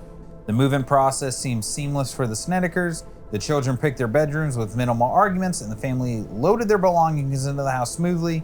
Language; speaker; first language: English; native; English